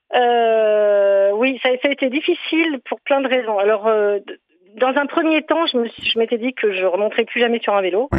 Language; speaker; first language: French; native; French